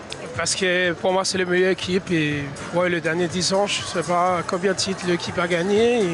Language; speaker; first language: French; non-native, fluent; Danish